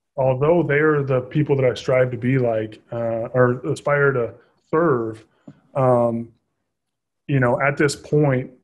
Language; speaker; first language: English; native; English